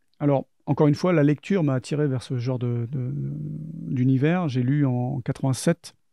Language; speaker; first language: French; native; French